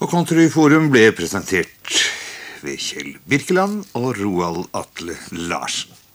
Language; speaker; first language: Norwegian; native; Norwegian